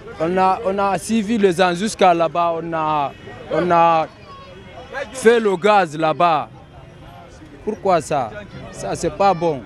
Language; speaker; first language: French; non-native, local second language; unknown